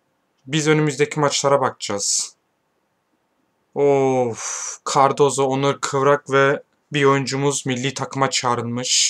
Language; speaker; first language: Turkish; native; Turkish